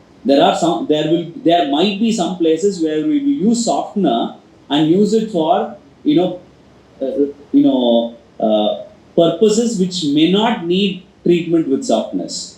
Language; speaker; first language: English; non-native, local second language; Tamil